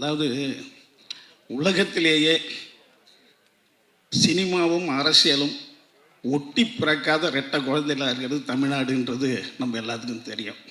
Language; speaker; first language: Tamil; native; Tamil